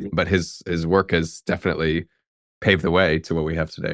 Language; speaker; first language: English; native; English